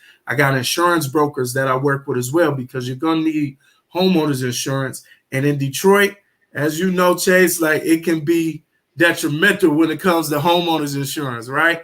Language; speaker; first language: English; native; English